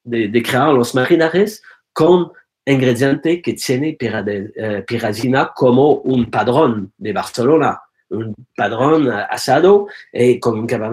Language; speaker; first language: Spanish; non-native, learner; French